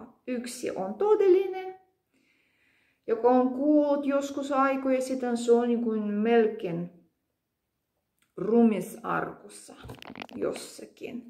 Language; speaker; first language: Finnish; non-native, fluent; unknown